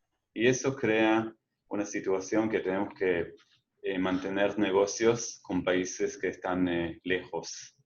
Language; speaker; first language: Spanish; non-native, fluent; Hebrew